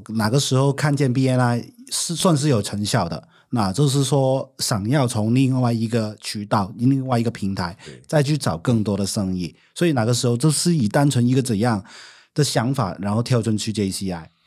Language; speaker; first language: Chinese; non-native, fluent; Cantonese